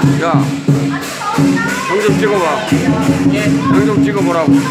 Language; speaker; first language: Korean; native; Korean